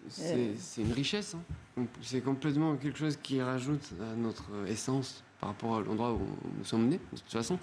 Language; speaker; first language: French; non-native, fluent; Spanish